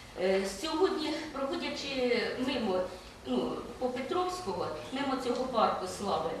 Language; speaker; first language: Ukrainian; native; Ukrainian